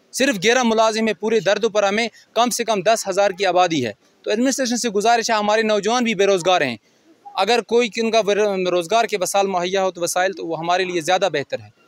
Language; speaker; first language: Urdu; non-native, local second language; Kashmiri